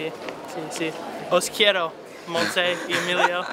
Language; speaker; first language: Spanish; non-native, learner; English